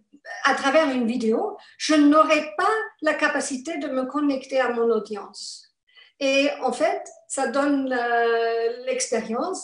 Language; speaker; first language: French; non-native, fluent; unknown